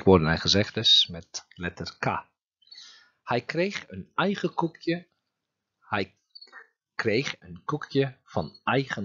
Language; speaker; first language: Dutch; non-native, fluent; Turkish